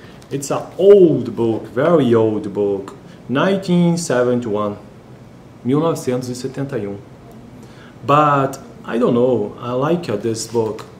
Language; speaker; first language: English; non-native, learner; Portuguese